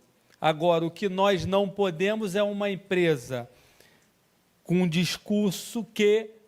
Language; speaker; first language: Portuguese; native; Portuguese